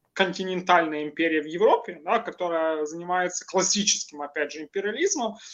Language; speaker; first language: Russian; non-native, local second language; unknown